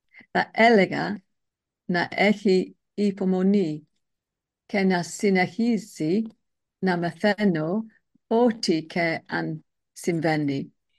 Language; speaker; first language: Greek; non-native, learner; English